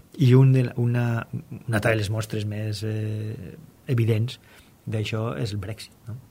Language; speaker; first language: Catalan; non-native, local second language; Spanish